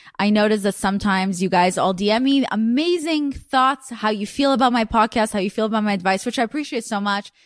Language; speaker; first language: English; early bilingual, other home language; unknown